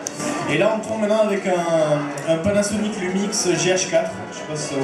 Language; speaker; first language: French; native; French